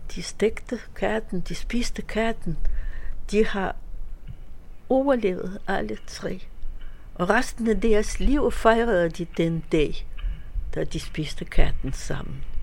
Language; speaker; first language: Danish; non-native, fluent; Russian